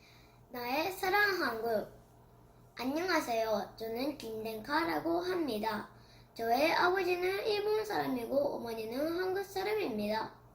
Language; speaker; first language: Korean; early bilingual, heritage; Korean